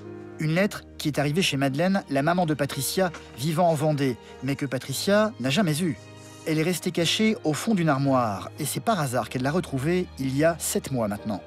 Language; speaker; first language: French; native; French